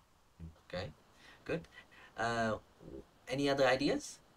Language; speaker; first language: English; non-native, fluent; Vietnamese